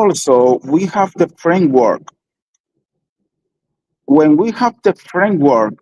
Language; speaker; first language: English; non-native, learner; Spanish